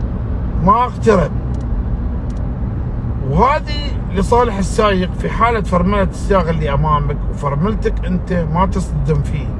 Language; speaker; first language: Arabic; native; Arabic